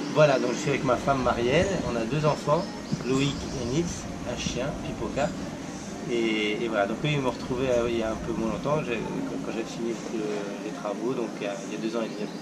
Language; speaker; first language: French; early bilingual, heritage; French